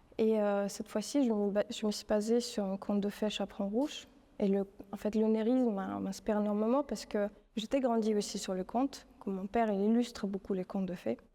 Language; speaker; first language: French; non-native, fluent; Russian